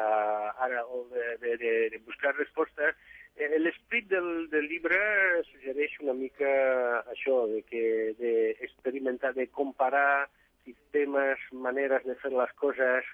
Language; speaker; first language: Catalan; non-native, fluent; Italian